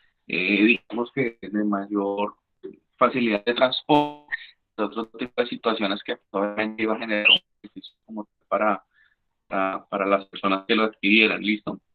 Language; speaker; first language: Spanish; native; Spanish